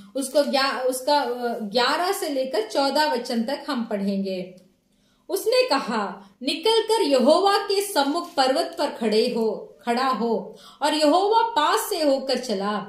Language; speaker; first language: Hindi; non-native, local second language; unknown